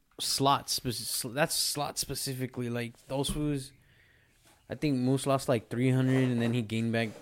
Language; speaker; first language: English; early bilingual, other home language; Spanish